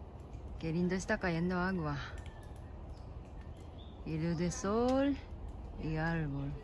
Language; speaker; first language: Spanish; non-native, learner; Japanese